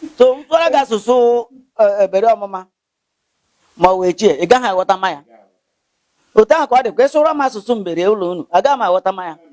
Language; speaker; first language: Igbo; non-native, local second language; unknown